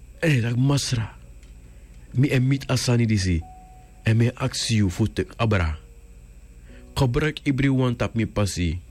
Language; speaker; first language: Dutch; native; Dutch